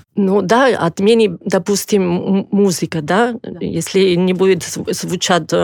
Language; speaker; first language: Russian; non-native, fluent; Catalan